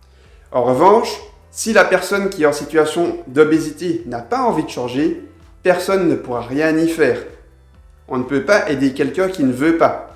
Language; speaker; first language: French; native; French